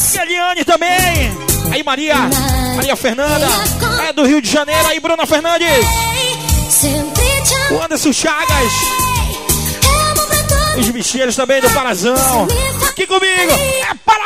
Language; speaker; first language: Portuguese; native; Portuguese